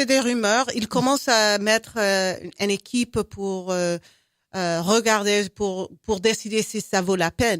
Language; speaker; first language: French; non-native, fluent; English